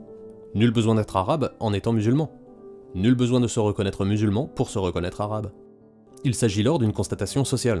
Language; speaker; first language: French; native; French